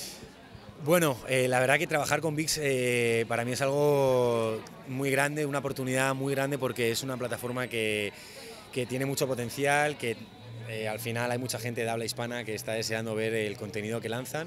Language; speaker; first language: Spanish; native; Spanish